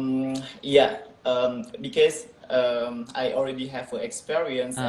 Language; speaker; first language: English; non-native, local second language; Indonesian